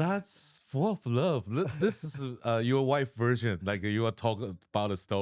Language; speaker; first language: English; non-native, learner; Chinese